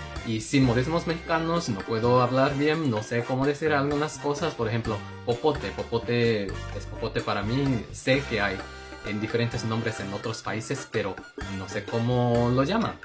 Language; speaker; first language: Spanish; non-native, fluent; Japanese